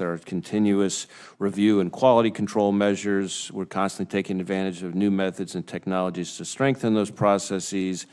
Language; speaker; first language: English; native; English